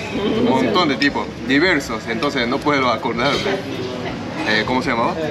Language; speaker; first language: Spanish; non-native, fluent; Japanese